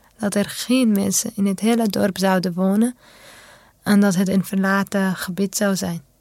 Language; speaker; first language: Dutch; non-native, fluent; Kurdish